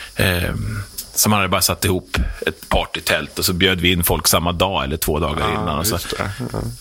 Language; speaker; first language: Swedish; native; Swedish